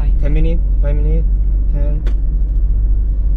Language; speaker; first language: English; non-native, learner; Korean